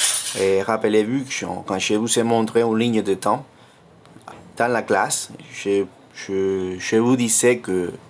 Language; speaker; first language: French; non-native, fluent; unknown